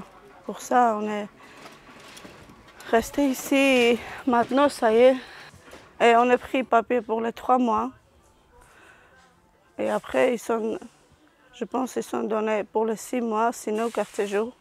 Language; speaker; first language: French; non-native, learner; Armenian